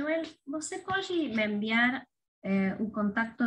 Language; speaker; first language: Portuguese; non-native, fluent; Spanish